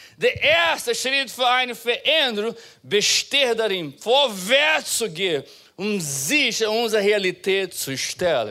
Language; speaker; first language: German; non-native, fluent; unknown